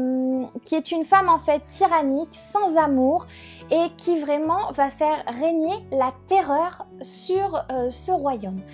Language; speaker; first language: French; native; French